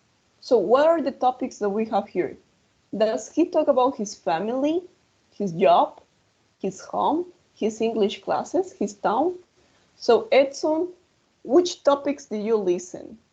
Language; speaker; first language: English; non-native, fluent; Spanish